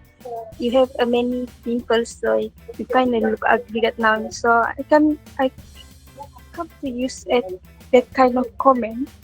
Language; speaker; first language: English; non-native, learner; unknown